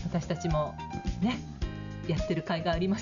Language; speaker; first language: Japanese; native; Japanese